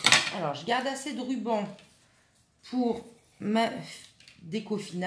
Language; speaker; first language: French; native; French